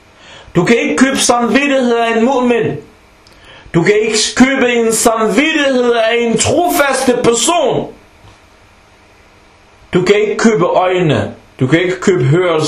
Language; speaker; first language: Danish; non-native, local second language; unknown